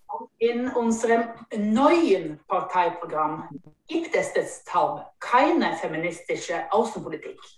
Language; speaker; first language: German; non-native, fluent; Norwegian